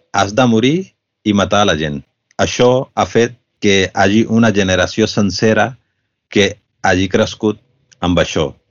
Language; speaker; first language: Catalan; early bilingual, other home language; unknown